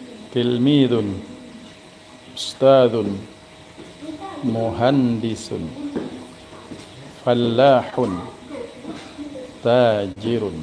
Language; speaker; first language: Arabic; non-native, fluent; Indonesian